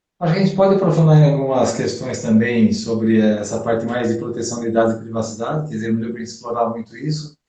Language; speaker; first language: Portuguese; native; Portuguese